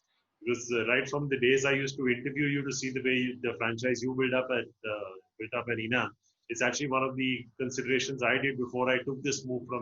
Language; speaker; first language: English; non-native, local second language; Hindi